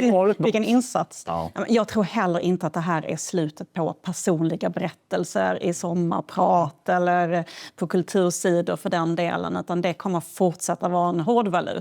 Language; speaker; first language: Swedish; native; Swedish